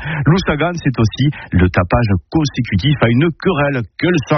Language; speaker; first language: French; native; French